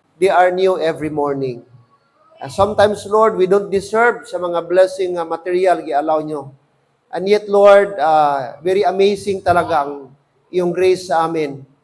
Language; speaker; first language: Filipino; non-native, local second language; Hiligaynon